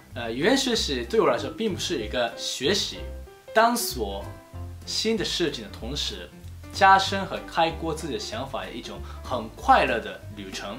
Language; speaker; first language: Chinese; non-native, fluent; Japanese